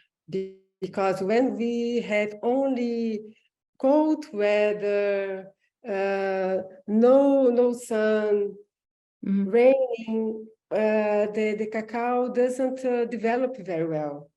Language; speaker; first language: English; non-native, learner; Portuguese